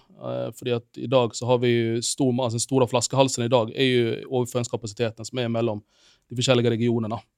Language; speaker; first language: Norwegian; non-native, fluent; Finnish